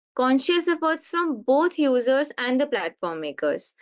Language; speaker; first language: English; non-native, local second language; Hindi